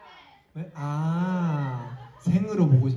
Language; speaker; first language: Korean; non-native, fluent; Chinese